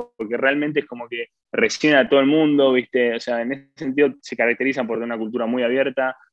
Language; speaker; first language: Spanish; native; Spanish